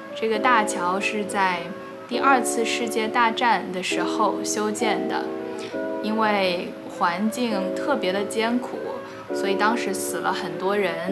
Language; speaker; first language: Chinese; native; Chinese